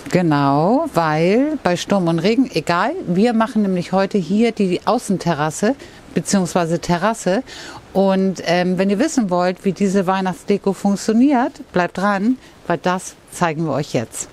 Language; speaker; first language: German; native; German